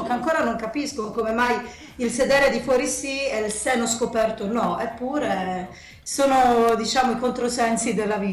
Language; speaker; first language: Italian; native; Italian